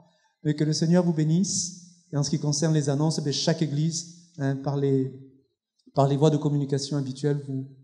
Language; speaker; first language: French; native; French